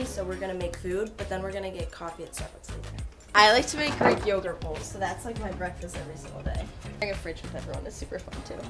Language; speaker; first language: English; native; English